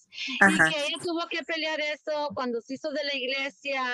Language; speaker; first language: Spanish; early bilingual, heritage; Spanish